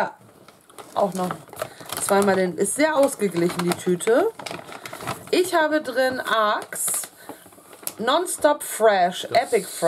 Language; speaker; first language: German; native; German